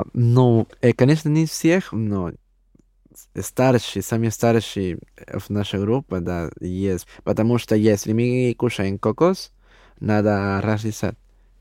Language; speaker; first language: Russian; non-native, learner; Spanish